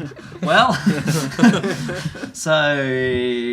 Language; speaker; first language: English; native; English